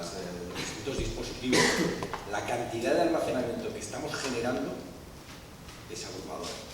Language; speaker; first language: Spanish; native; Spanish